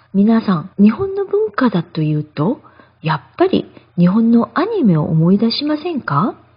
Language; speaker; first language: Japanese; non-native, fluent; Korean